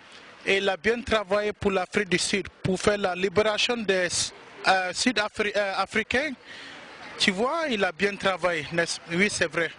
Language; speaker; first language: French; non-native, learner; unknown